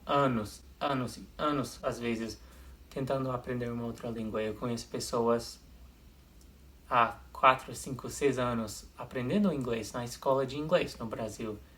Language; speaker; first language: Portuguese; non-native, fluent; English